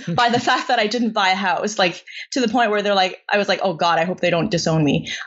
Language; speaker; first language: English; non-native, fluent; Chinese